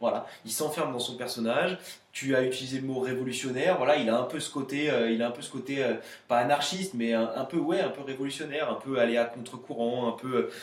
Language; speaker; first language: French; native; French